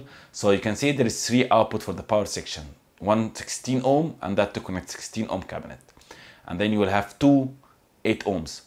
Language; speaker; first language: English; non-native, fluent; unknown